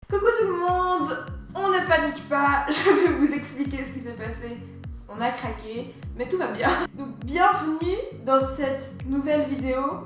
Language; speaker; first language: French; native; French